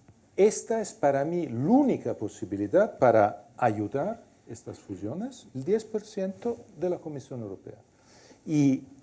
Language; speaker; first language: Spanish; non-native, fluent; Italian